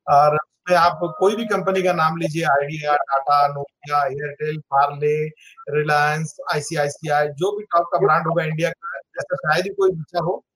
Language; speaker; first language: Hindi; non-native, local second language; Marathi